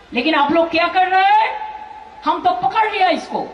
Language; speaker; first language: Hindi; non-native, local second language; Bangla